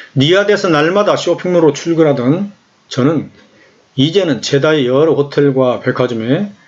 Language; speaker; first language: Korean; native; Korean